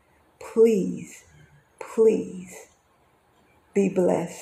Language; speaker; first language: English; native; English